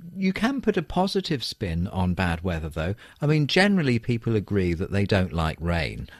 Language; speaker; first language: English; native; English